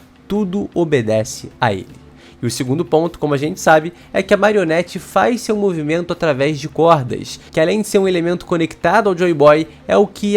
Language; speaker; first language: Portuguese; native; Portuguese